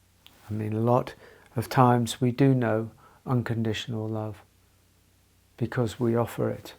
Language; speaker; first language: English; native; English